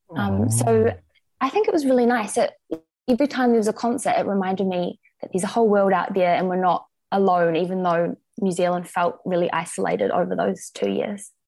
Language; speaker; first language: English; native; English